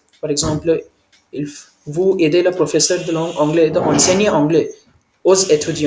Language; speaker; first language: French; non-native, learner; Hindi